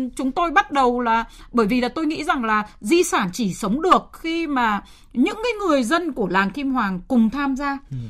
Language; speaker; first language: Vietnamese; native; Vietnamese